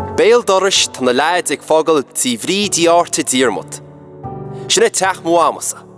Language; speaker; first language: Irish; native; Irish